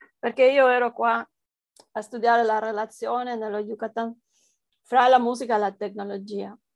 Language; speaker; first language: Italian; non-native, fluent; Spanish